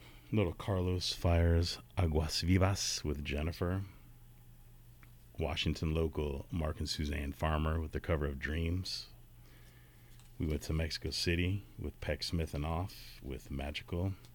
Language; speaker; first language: English; native; English